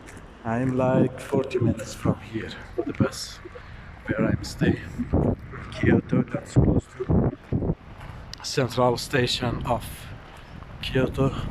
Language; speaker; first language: English; non-native, learner; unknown